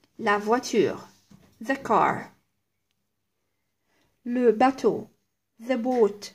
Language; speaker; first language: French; non-native, learner; Arabic